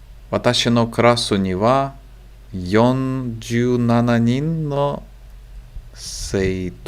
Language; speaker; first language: Japanese; non-native, learner; English